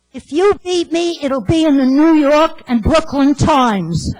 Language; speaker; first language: English; native; English